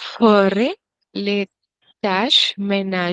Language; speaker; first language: French; non-native, learner; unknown